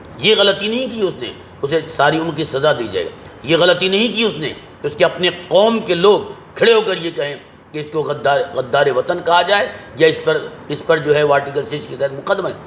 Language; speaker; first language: Urdu; native; Urdu